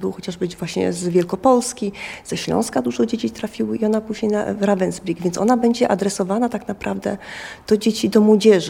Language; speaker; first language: Polish; native; Polish